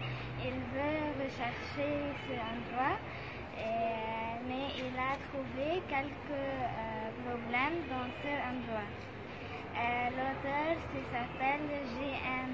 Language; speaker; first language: French; non-native, learner; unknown